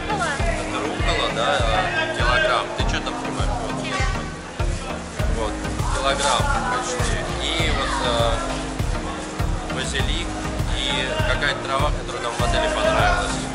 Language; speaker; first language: Russian; native; Russian